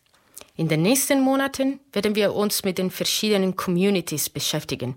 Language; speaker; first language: German; non-native, fluent; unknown